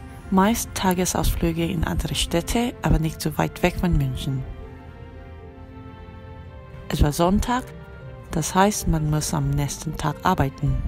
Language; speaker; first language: German; non-native, fluent; Korean